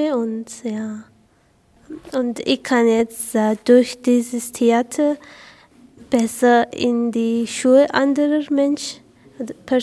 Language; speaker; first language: German; non-native, learner; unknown